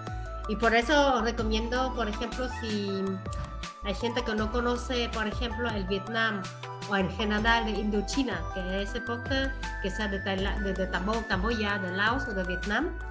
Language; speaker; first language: Spanish; non-native, fluent; Vietnamese